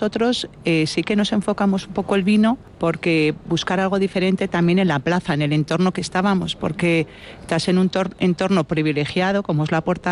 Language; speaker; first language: Spanish; native; Spanish